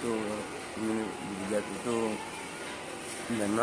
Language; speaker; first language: Indonesian; non-native, learner; Rohingya